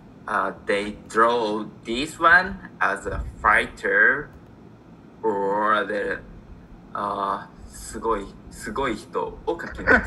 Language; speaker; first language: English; non-native, learner; Japanese